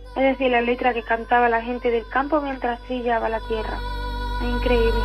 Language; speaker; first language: Spanish; native; Spanish